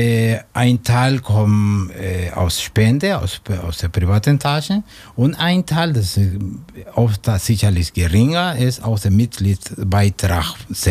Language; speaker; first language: German; non-native, fluent; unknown